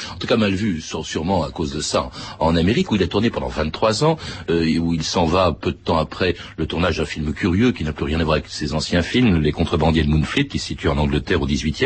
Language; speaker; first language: French; native; French